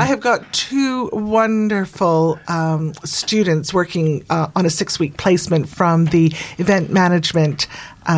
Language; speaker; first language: English; native; English